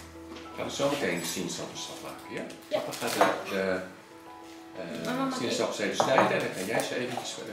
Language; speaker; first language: Dutch; native; Dutch